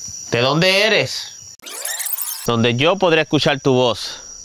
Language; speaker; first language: Spanish; early bilingual, heritage; Spanish